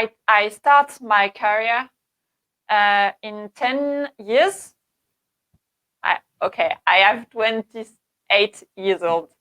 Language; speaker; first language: English; non-native, learner; French